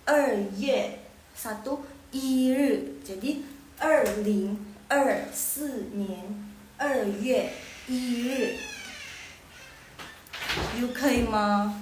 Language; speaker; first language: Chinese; non-native, local second language; Indonesian